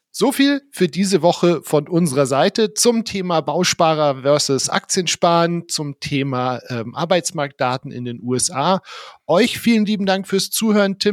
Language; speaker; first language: German; native; German